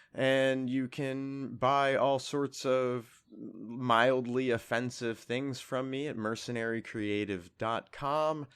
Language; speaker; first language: English; native; English